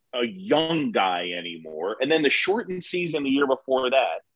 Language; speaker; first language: English; native; English